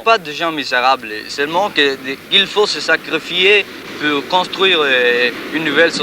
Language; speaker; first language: French; non-native, learner; Spanish